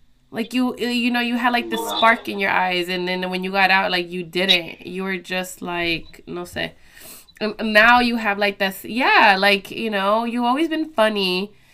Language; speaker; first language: English; early bilingual, other home language; Spanish